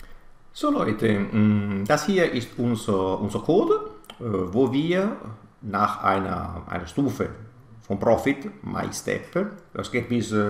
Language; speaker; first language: German; non-native, fluent; Italian